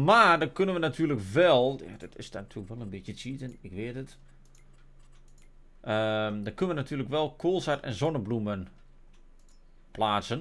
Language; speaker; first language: Dutch; native; Dutch